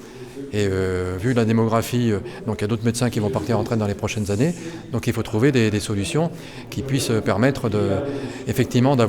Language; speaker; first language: French; native; French